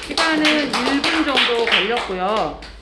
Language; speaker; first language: Korean; native; Korean